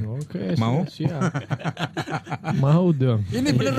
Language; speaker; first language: Indonesian; non-native, fluent; Russian